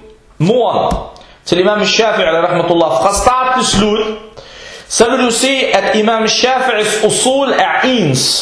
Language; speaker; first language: Danish; early bilingual, other home language; Arabic